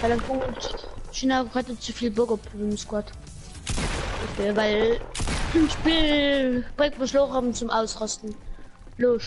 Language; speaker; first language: German; non-native, local second language; Luxembourgish